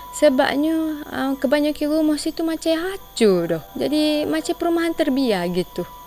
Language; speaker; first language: Malay; native; Malay